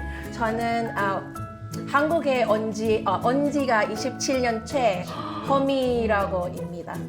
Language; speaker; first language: Korean; non-native, fluent; Filipino